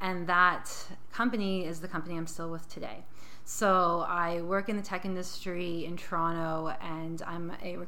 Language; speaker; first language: English; native; English